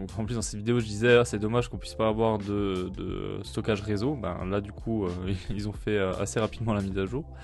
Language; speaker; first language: French; native; French